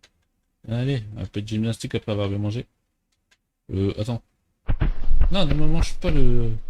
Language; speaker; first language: French; native; French